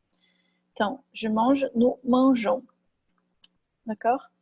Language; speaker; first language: French; non-native, fluent; Portuguese